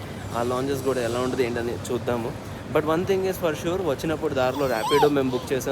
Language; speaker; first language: Telugu; native; Telugu